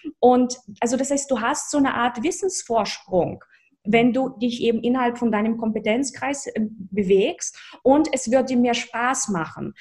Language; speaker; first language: German; early bilingual, other home language; Russian